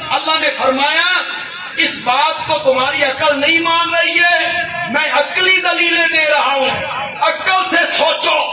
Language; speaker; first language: Urdu; non-native, local second language; Punjabi